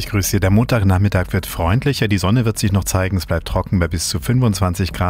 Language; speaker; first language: German; native; German